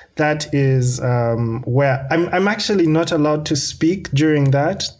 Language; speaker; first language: English; non-native, local second language; Ganda